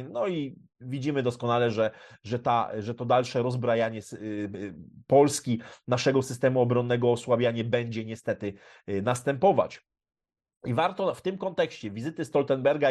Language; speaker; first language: Polish; native; Polish